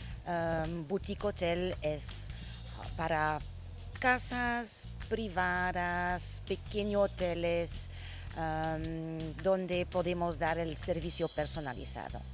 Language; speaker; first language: Spanish; non-native, learner; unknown